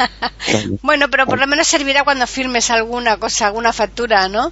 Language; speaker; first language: Spanish; native; Spanish